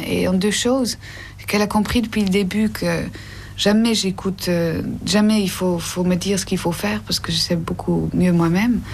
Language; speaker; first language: French; non-native, fluent; Dutch